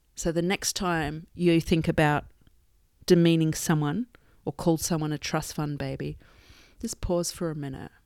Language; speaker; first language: English; native; English